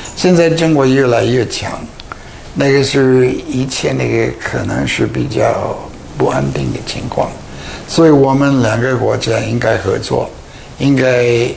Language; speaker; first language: Chinese; non-native, fluent; English